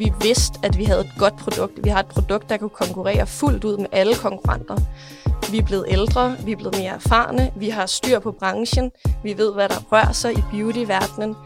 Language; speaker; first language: Danish; native; Danish